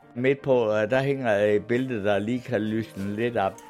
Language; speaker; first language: Danish; early bilingual, other home language; German